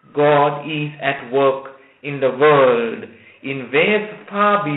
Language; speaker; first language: English; non-native, local second language; Sinhala